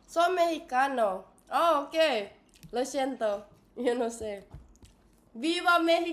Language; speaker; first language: Spanish; non-native, learner; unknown